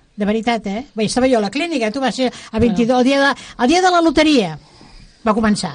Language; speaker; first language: Catalan; non-native, local second language; Spanish